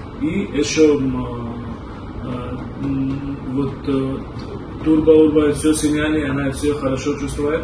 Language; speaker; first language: Russian; non-native, learner; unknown